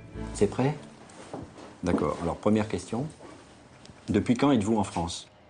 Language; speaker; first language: French; native; French